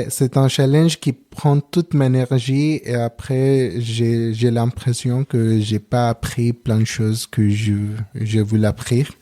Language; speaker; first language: French; non-native, learner; Telugu